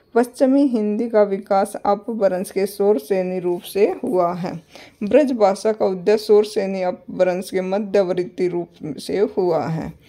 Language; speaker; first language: Hindi; native; Hindi